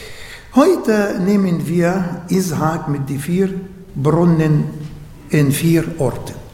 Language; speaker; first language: German; non-native, learner; Arabic